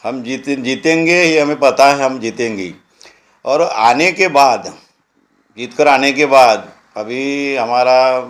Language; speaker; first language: Hindi; non-native, local second language; Marathi